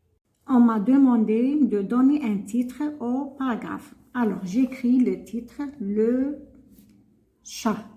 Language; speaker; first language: French; non-native, local second language; Arabic